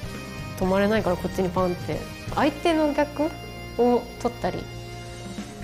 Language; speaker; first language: Japanese; native; Japanese